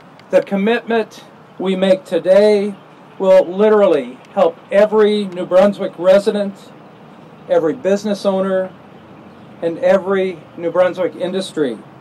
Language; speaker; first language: English; native; English